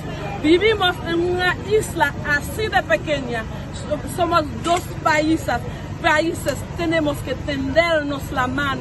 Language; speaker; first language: Spanish; non-native, fluent; Haitian Creole